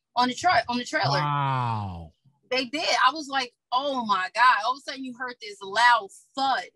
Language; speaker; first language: English; native; English